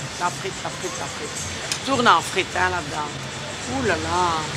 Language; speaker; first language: French; native; French